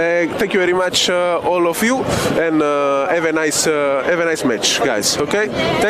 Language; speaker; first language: English; non-native, fluent; Italian